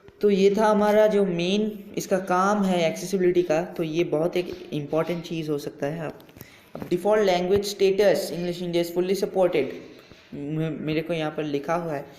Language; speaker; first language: Hindi; non-native, local second language; Bangla